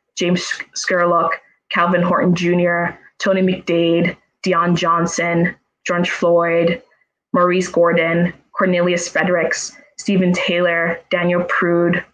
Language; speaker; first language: Italian; non-native, fluent; English